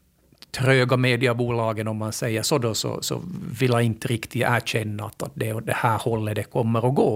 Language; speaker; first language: Swedish; native; Swedish